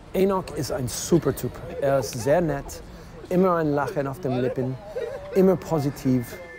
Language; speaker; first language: German; non-native, learner; English